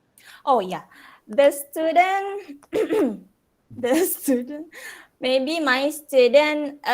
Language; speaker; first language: English; non-native, learner; Indonesian